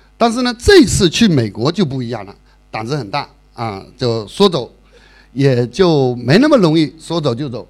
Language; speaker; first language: Chinese; native; Chinese